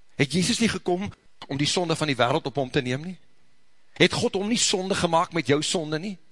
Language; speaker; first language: Afrikaans; native; Afrikaans